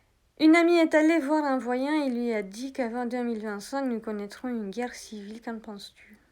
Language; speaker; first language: French; native; French